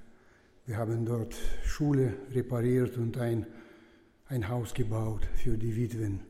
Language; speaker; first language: German; non-native, fluent; Russian